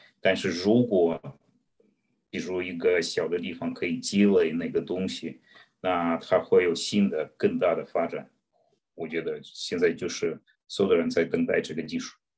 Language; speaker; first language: Chinese; non-native, fluent; Russian